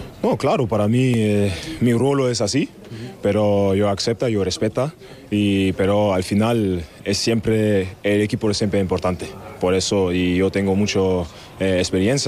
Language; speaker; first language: Spanish; non-native, fluent; German